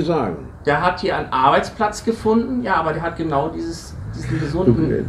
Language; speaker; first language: German; native; German